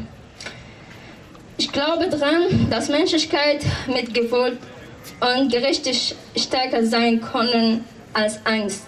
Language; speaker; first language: German; non-native, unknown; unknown